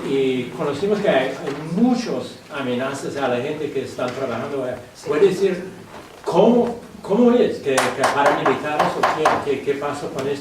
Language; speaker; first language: Spanish; non-native, learner; English